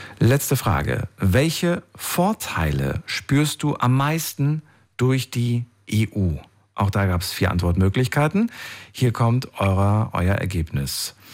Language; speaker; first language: German; native; German